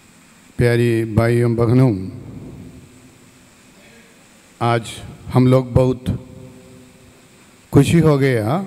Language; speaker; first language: Hindi; non-native, local second language; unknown